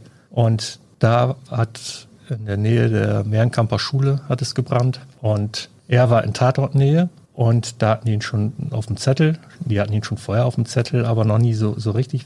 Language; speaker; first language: German; native; German